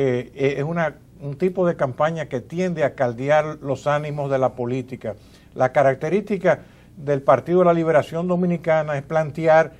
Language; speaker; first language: Spanish; native; Spanish